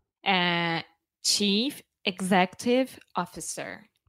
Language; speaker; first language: English; non-native, fluent; Portuguese